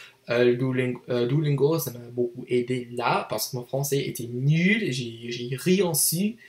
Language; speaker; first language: French; non-native, learner; English